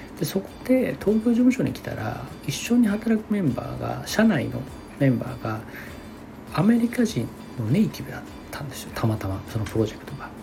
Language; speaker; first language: Japanese; native; Japanese